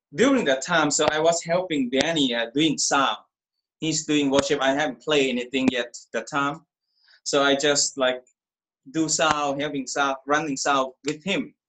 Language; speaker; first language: English; non-native, learner; Thai